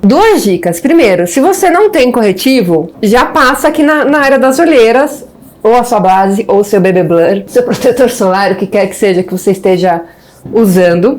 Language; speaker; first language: Portuguese; native; Portuguese